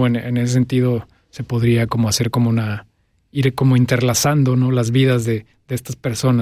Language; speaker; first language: Spanish; native; Spanish